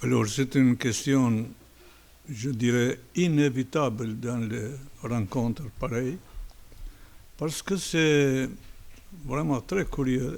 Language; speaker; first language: French; non-native, fluent; Albanian